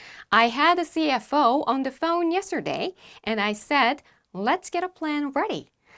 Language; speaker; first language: English; non-native, fluent; Korean